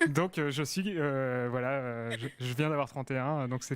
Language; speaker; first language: French; native; French